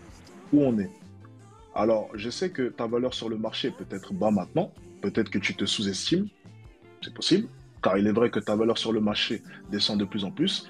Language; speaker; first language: French; native; French